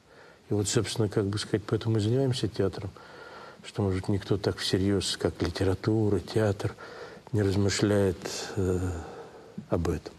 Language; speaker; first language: Russian; native; Russian